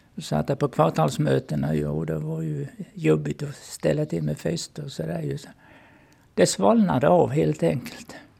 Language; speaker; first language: Swedish; native; Swedish